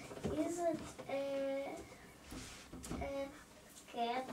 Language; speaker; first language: English; non-native, learner; Russian